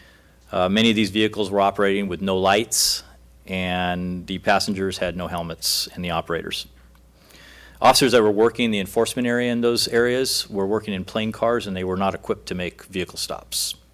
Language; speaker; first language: English; native; English